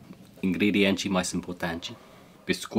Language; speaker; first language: Portuguese; non-native, learner; English